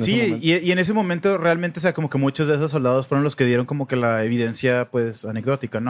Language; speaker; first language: Spanish; native; Spanish